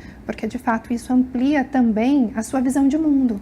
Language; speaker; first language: Portuguese; native; Portuguese